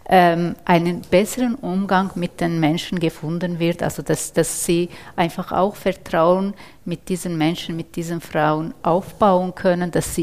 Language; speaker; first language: German; non-native, fluent; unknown